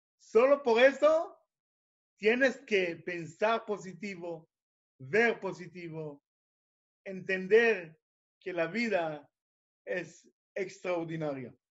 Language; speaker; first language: Spanish; non-native, fluent; Hebrew